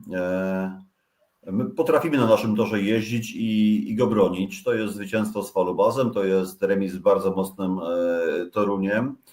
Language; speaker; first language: Polish; native; Polish